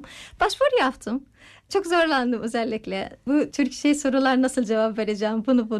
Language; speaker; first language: Turkish; non-native, learner; Arabic